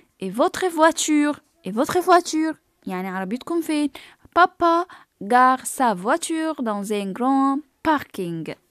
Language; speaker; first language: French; non-native, fluent; Arabic